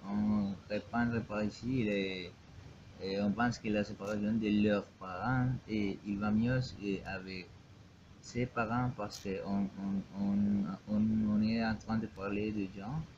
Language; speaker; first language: French; non-native, learner; Spanish